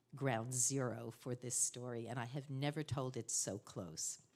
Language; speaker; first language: English; native; English